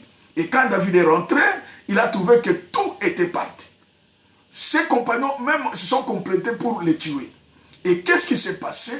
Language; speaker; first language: French; non-native, local second language; Lingala